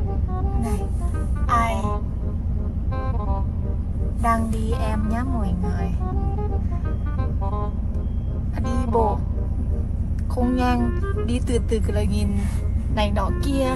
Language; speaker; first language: Vietnamese; non-native, learner; Thai